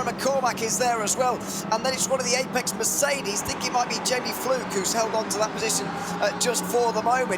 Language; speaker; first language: English; native; English